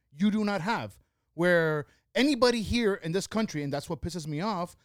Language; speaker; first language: English; early bilingual, other home language; Spanish